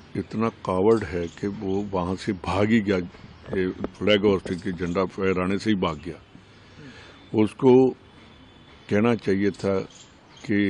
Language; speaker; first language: Hindi; non-native, local second language; Punjabi